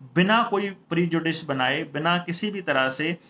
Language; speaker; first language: Hindi; native; Hindi